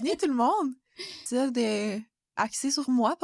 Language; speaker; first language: French; native; French